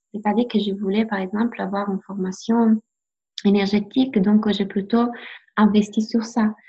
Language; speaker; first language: French; non-native, fluent; Italian